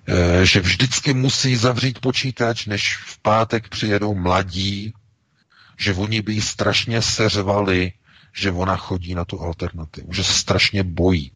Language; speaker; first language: Czech; native; Czech